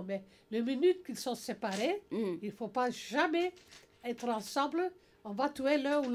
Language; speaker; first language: French; non-native, learner; English